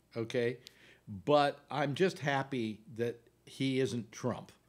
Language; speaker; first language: English; native; English